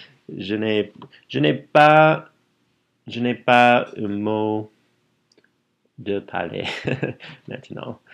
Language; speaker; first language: French; non-native, learner; English